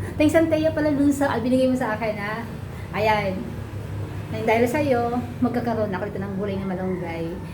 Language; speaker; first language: Filipino; non-native, local second language; Bikol